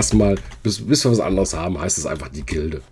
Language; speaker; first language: German; native; German